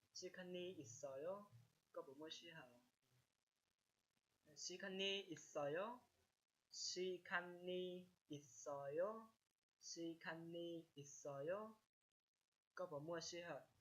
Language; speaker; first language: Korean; non-native, learner; Hmong